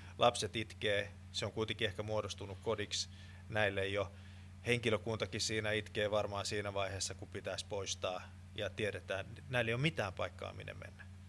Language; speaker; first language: Finnish; non-native, local second language; Swedish